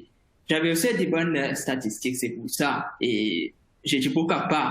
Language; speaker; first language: French; non-native, fluent; Morisyen